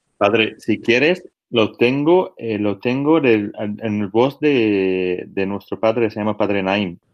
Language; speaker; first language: Spanish; non-native, fluent; Arabic